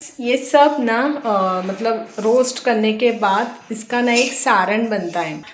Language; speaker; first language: Hindi; non-native, local second language; Konkani